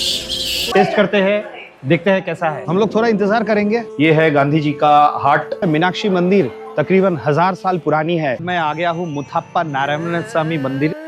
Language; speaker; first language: Hindi; non-native, local second language; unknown